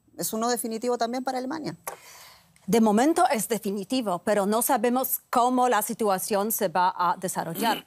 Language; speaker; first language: Spanish; non-native, fluent; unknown